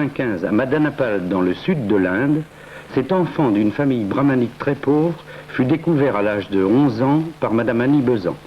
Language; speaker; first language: French; native; French